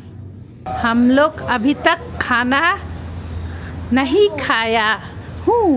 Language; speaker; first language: Hindi; non-native, learner; Bangla